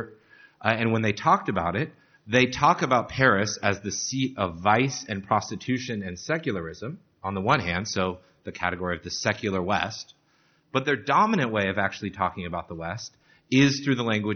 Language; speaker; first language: English; native; English